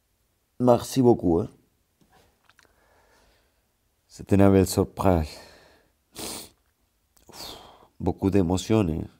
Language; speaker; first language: French; non-native, fluent; Spanish